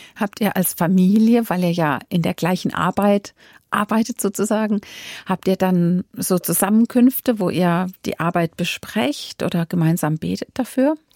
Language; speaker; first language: German; native; German